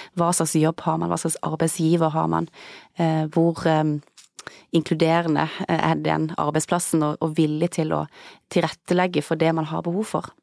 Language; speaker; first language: Norwegian; native; Norwegian